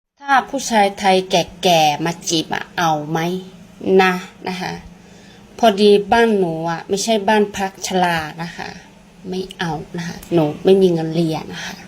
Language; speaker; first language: Thai; non-native, fluent; Burmese